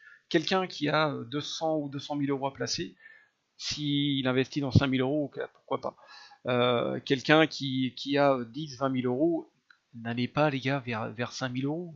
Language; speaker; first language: French; native; French